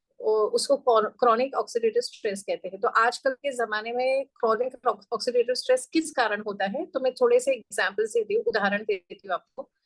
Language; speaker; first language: Hindi; non-native, local second language; Gujarati